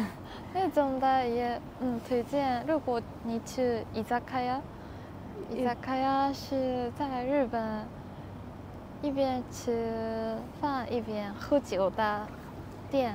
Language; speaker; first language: Chinese; non-native, learner; Japanese